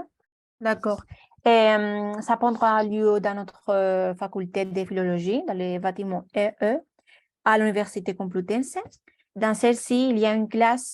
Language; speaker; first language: French; non-native, learner; Spanish